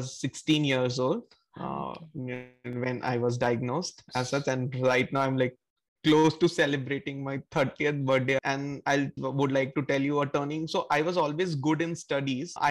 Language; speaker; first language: English; non-native, local second language; Hindi